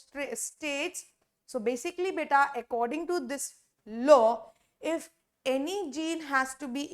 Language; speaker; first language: English; non-native, local second language; Hindi